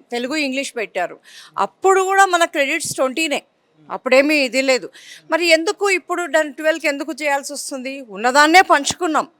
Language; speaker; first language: Telugu; native; Telugu